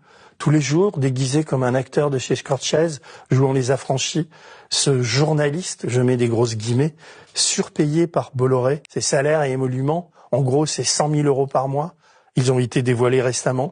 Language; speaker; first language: French; native; French